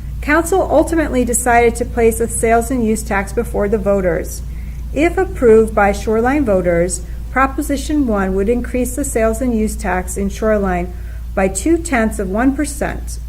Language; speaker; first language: English; native; English